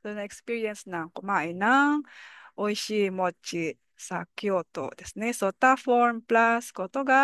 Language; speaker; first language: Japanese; non-native, fluent; Filipino